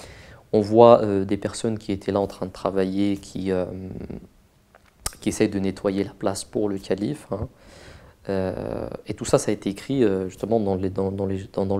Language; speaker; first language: French; native; French